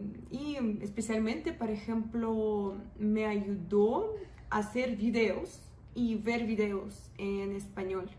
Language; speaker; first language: Spanish; non-native, fluent; Russian